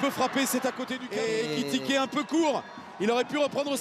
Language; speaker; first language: French; native; French